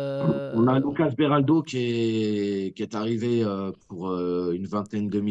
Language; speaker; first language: French; native; French